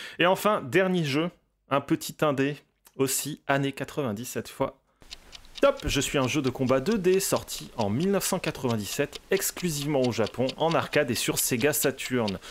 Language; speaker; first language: French; native; French